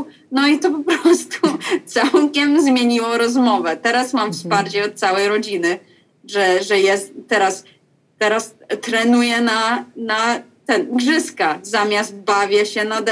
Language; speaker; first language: Polish; early bilingual, heritage; Polish